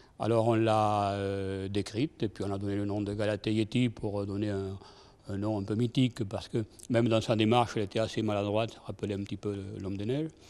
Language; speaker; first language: French; native; French